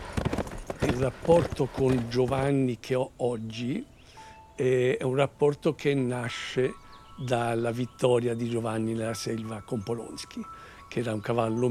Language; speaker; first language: Italian; native; Italian